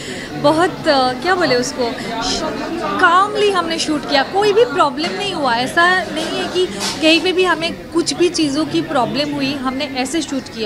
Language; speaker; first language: Hindi; native; Hindi